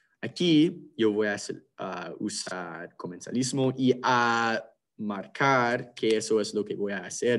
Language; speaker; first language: Spanish; non-native, fluent; English